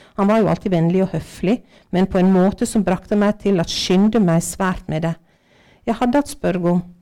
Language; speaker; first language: Norwegian; native; Norwegian